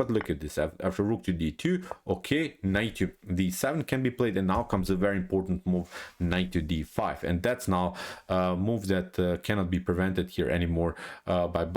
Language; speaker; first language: English; non-native, fluent; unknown